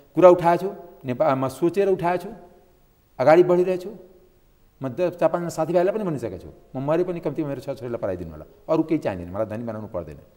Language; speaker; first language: Nepali; non-native, local second language; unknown